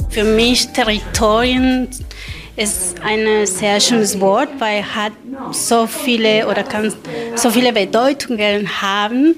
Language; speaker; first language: German; non-native, learner; Spanish